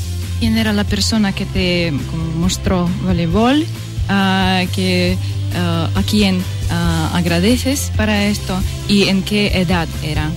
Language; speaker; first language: Spanish; non-native, learner; Russian